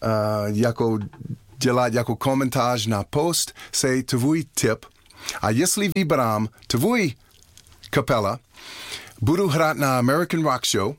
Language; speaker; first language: Czech; non-native, learner; English